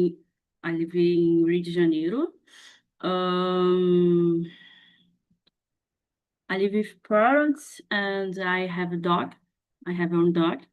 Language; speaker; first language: English; non-native, learner; Portuguese